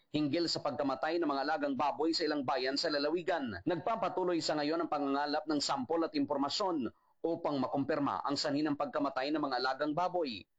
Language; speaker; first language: Filipino; non-native, local second language; Hiligaynon